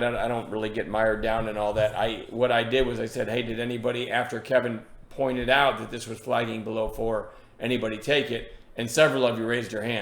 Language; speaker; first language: English; native; English